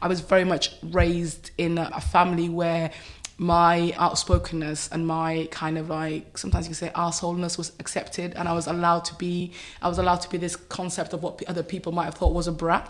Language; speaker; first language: English; native; English